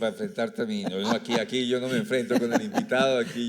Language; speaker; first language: Spanish; native; Spanish